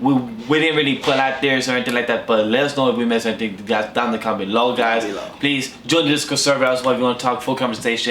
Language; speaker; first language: English; native; English